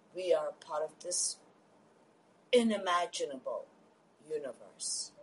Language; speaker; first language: English; native; English